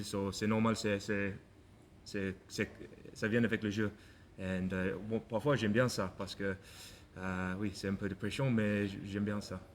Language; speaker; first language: French; non-native, learner; English